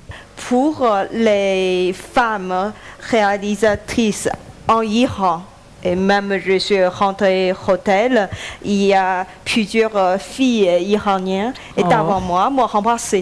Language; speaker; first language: French; non-native, learner; Chinese